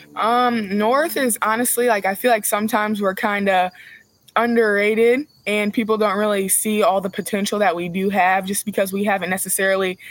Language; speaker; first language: English; native; English